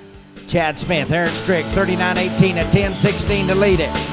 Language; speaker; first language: English; native; English